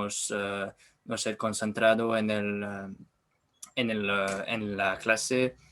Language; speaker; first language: Spanish; non-native, learner; French